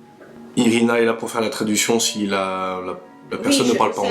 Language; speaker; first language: French; native; French